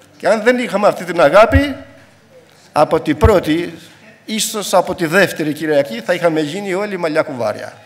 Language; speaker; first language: Greek; non-native, fluent; Albanian